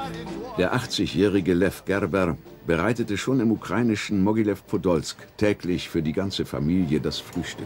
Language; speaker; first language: German; native; German